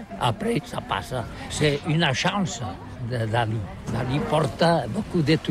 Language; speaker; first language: French; non-native, learner; Catalan